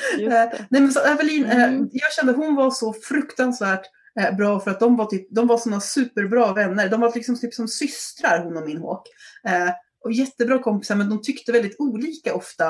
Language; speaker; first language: Swedish; native; Swedish